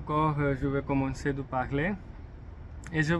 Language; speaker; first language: French; non-native, learner; English